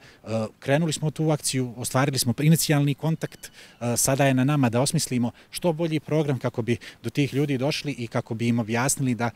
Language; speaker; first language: Croatian; native; Croatian